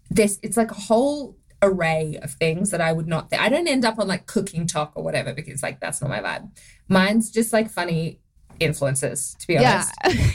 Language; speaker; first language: English; native; English